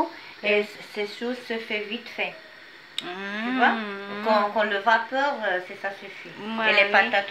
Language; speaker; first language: French; non-native, fluent; Arabic